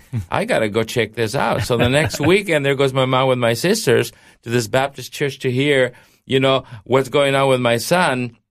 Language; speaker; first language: English; early bilingual, heritage; Spanish